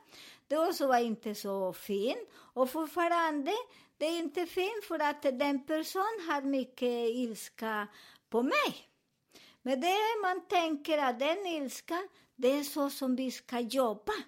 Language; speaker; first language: Swedish; non-native, learner; Spanish